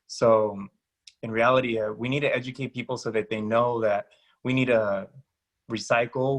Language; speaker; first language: English; early bilingual, other home language; Spanish